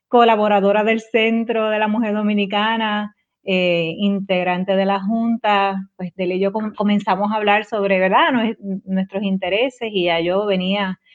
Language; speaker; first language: Spanish; native; Spanish